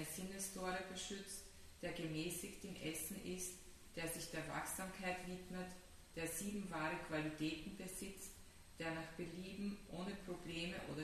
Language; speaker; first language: German; native; German